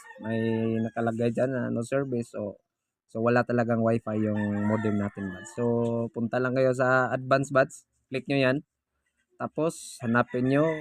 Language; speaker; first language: Filipino; native; Filipino